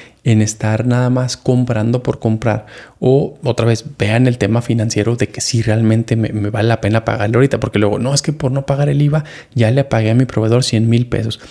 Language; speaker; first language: Spanish; native; Spanish